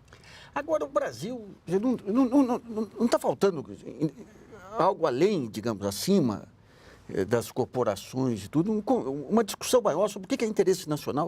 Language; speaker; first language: Portuguese; native; Portuguese